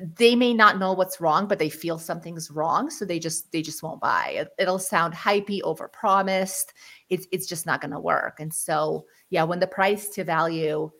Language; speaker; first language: English; early bilingual, other home language; Ukrainian